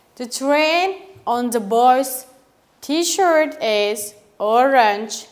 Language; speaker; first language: English; non-native, fluent; Turkish